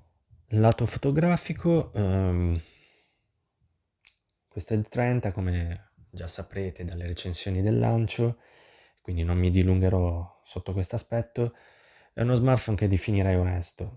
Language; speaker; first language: Italian; native; Italian